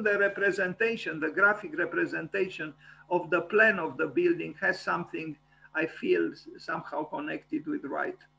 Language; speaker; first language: English; non-native, fluent; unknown